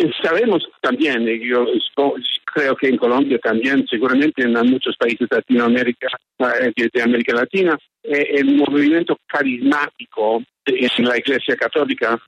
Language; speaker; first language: Spanish; early bilingual, heritage; English